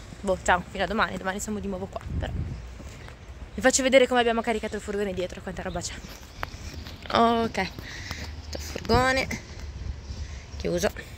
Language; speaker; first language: Italian; native; Italian